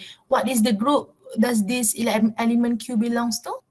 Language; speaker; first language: English; non-native, local second language; Malay